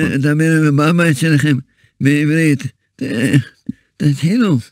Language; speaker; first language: Hebrew; early bilingual, other home language; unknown